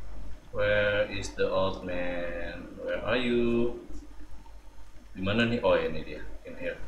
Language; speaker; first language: English; non-native, learner; Indonesian